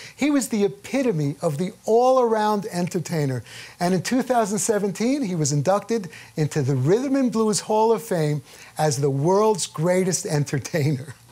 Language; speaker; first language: English; native; English